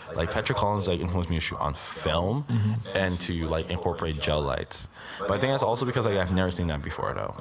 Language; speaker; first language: English; native; English